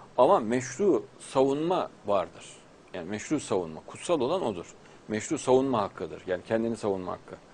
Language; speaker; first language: Turkish; native; Turkish